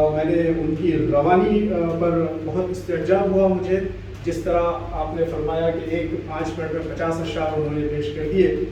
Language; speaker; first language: Urdu; native; Urdu